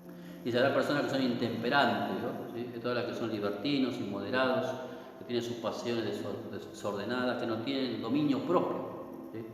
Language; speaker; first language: Spanish; native; Spanish